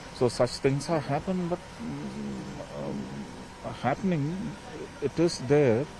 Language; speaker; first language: English; non-native, local second language; Malayalam